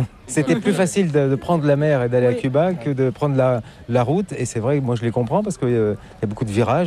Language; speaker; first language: French; native; French